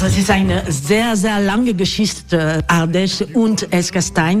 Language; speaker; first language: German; non-native, learner; French